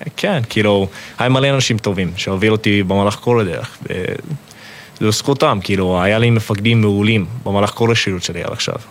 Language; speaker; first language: Hebrew; non-native, fluent; English